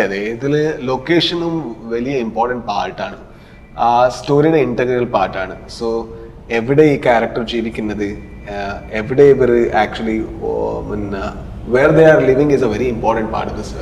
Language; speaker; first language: Malayalam; non-native, fluent; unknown